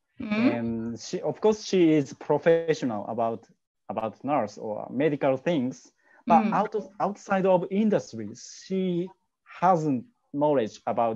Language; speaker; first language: English; non-native, learner; Japanese